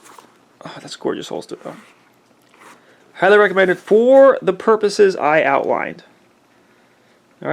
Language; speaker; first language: English; native; English